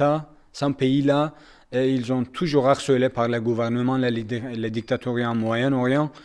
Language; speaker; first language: French; non-native, learner; Kurdish